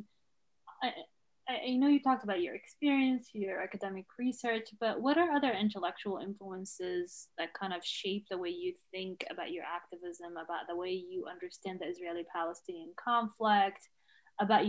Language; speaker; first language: English; non-native, fluent; Arabic